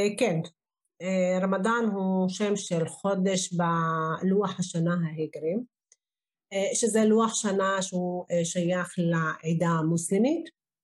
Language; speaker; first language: Hebrew; non-native, local second language; Arabic